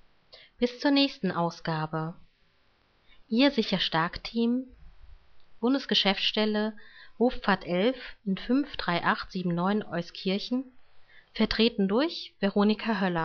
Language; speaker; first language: German; native; German